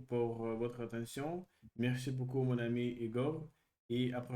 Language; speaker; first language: French; non-native, learner; Russian